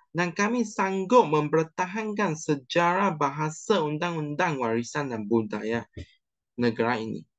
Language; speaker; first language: Malay; non-native, local second language; Chinese